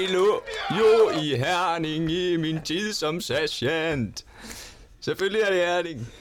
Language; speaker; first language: Danish; native; Danish